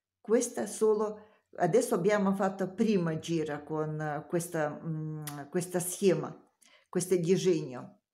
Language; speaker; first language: Italian; non-native, learner; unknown